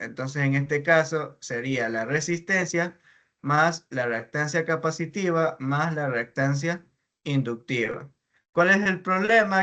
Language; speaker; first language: Spanish; native; Spanish